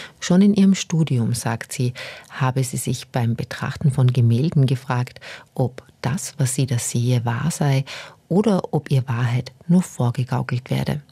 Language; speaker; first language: German; native; German